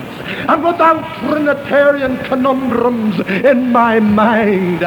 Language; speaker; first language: English; native; English